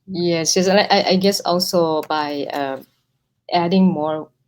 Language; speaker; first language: English; non-native, fluent; Thai